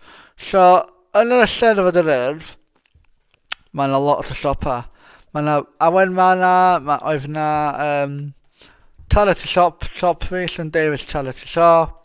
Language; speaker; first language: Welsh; non-native, local second language; English